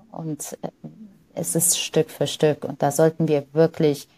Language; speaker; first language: German; early bilingual, other home language; Arabic